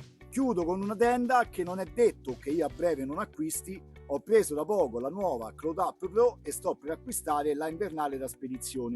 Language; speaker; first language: Italian; native; Italian